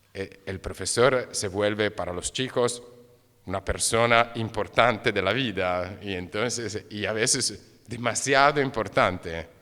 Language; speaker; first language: Spanish; non-native, fluent; Italian